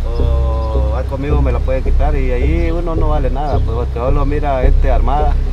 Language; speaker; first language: Spanish; native; Spanish